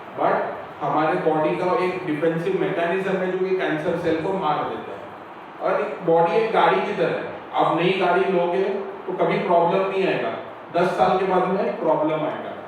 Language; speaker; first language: Hindi; non-native, local second language; Marathi